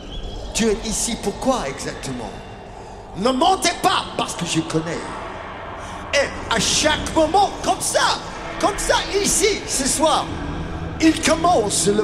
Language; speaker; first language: French; non-native, learner; English